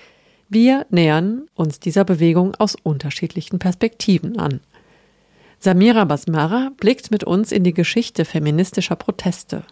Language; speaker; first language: German; native; German